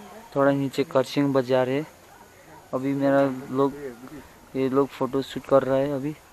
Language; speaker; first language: Hindi; non-native, local second language; Nepali